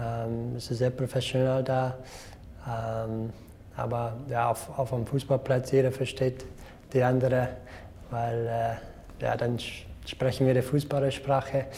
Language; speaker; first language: German; non-native, fluent; English